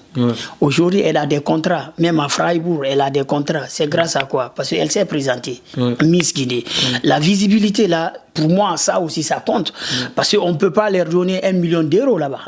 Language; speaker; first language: French; non-native, local second language; Susu